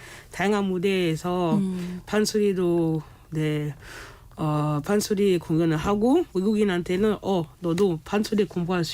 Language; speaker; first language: Korean; non-native, fluent; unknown